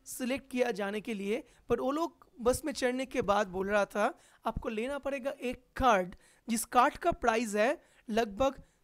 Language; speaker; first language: Hindi; non-native, local second language; Bangla